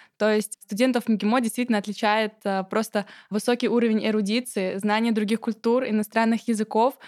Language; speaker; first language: Russian; native; Russian